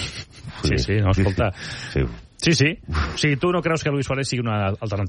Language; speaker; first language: Catalan; native; Catalan